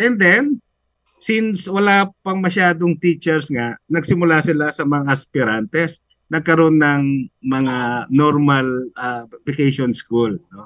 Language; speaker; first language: Filipino; non-native, local second language; Pampanga